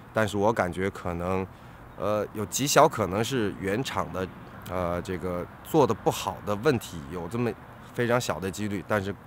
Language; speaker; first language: Chinese; native; Chinese